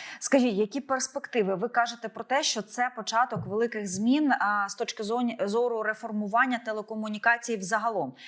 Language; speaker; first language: Ukrainian; native; Ukrainian